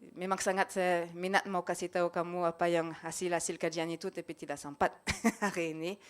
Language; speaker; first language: Malay; non-native, fluent; French